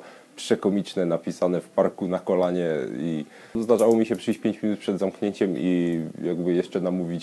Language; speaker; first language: Polish; native; Polish